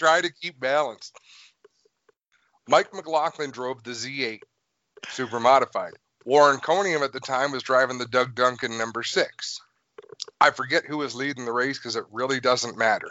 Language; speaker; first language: English; native; English